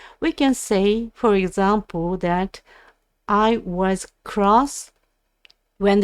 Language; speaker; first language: English; non-native, learner; Japanese